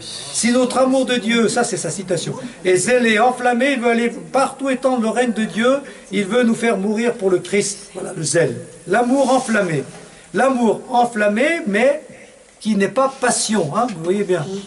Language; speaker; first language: French; native; French